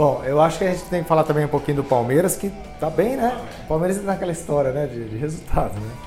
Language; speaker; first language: Portuguese; native; Portuguese